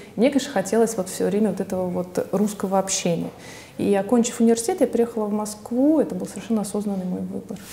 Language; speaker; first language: Russian; native; Russian